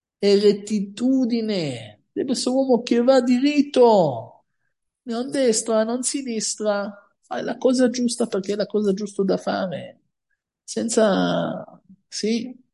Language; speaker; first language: Italian; non-native, fluent; Hebrew